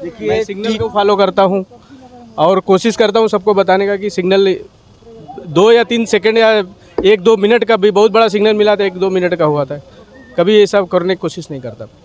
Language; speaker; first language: Hindi; native; Hindi